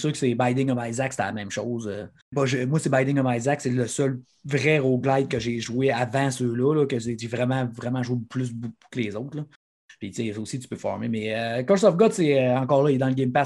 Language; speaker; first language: French; native; French